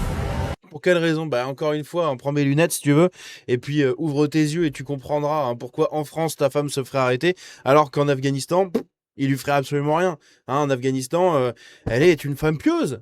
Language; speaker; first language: French; native; French